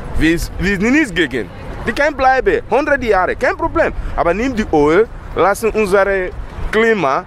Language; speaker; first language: German; non-native, learner; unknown